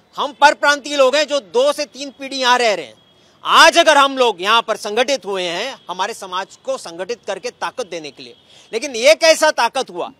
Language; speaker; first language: Hindi; native; Hindi